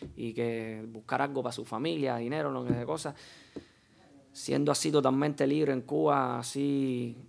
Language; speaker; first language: Spanish; native; Spanish